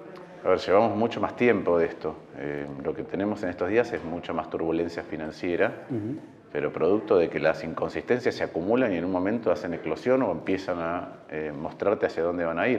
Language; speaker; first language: Spanish; native; Spanish